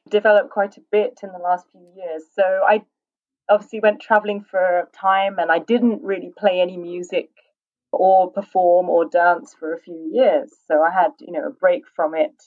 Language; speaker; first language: English; native; English